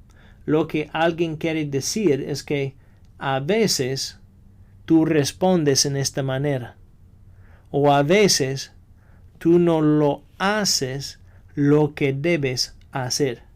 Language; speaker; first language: Spanish; non-native, fluent; English